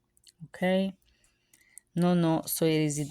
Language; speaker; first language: Spanish; non-native, fluent; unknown